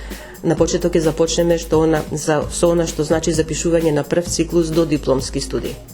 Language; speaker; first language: Macedonian; native; Macedonian